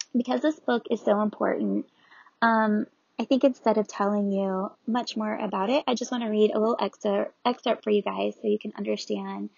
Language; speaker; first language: English; native; English